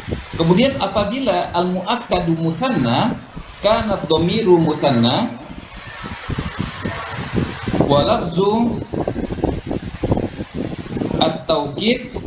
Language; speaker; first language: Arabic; non-native, fluent; Malay